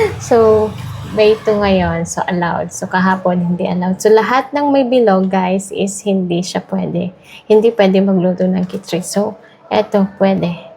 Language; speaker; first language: Filipino; non-native, local second language; Iloko